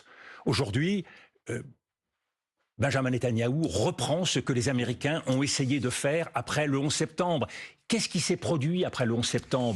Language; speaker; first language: French; native; French